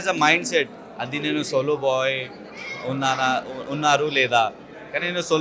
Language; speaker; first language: Telugu; non-native, learner; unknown